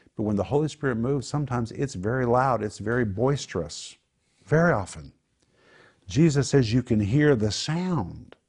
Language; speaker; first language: English; native; English